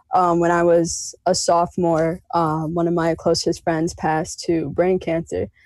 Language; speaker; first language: English; native; English